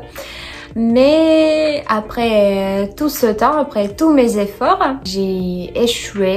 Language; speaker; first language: French; non-native, fluent; Russian